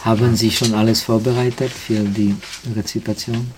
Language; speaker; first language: German; non-native, fluent; Czech